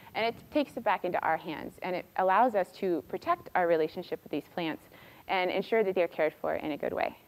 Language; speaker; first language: English; native; English